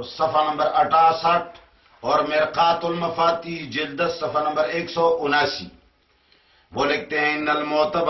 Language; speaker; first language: Urdu; non-native, local second language; Pashto